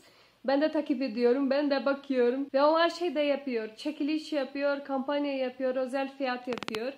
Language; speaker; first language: Turkish; non-native, learner; Portuguese